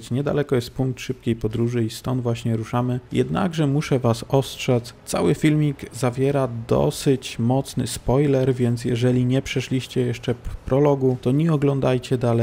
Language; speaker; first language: Polish; native; Polish